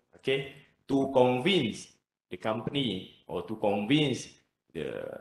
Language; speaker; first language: English; non-native, local second language; Malay